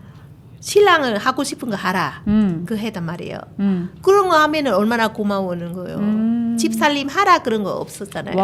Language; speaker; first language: Korean; non-native, learner; Vietnamese